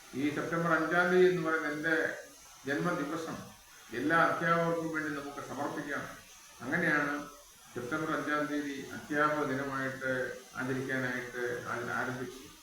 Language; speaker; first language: Malayalam; native; Malayalam